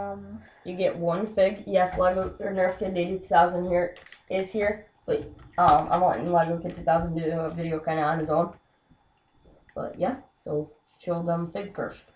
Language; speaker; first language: English; native; English